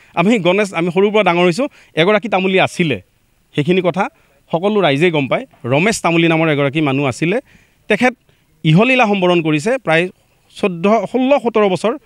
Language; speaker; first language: Assamese; native; Assamese